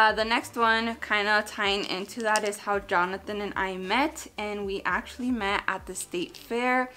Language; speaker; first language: English; native; English